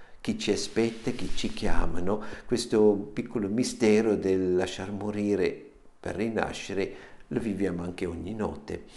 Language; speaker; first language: Italian; non-native, fluent; German